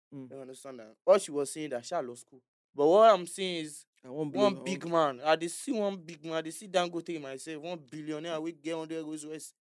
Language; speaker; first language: English; non-native, local second language; Yoruba